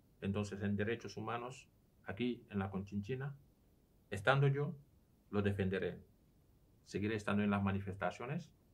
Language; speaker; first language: Spanish; non-native, fluent; Serer